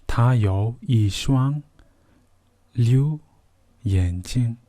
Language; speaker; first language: Chinese; non-native, fluent; Mongolian